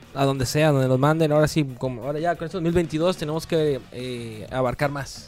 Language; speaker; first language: Spanish; early bilingual, heritage; Spanish